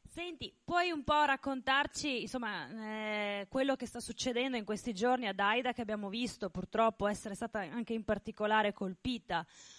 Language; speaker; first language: Italian; native; Italian